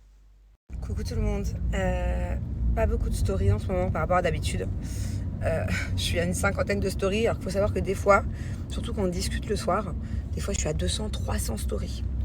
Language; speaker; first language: French; native; French